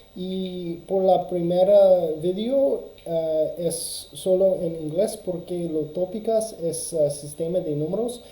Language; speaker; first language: Spanish; non-native, learner; English